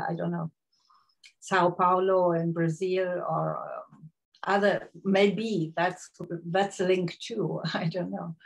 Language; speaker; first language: English; non-native, fluent; German